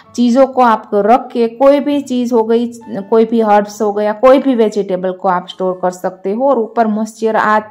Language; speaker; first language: Hindi; non-native, local second language; Gujarati